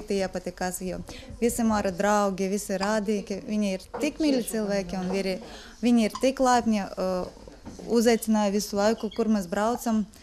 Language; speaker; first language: Latvian; non-native, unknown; Ukrainian